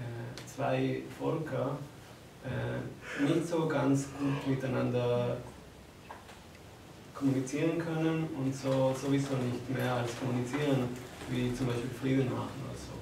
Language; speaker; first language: German; non-native, fluent; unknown